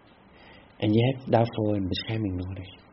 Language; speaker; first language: Dutch; non-native, fluent; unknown